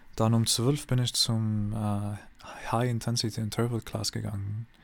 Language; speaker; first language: German; non-native, learner; English